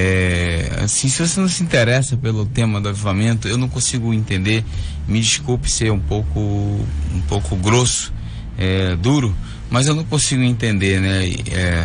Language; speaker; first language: Portuguese; native; Portuguese